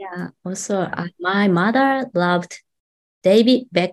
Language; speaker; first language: English; non-native, learner; Japanese